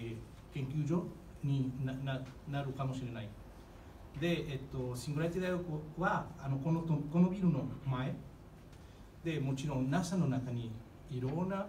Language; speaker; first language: Japanese; non-native, fluent; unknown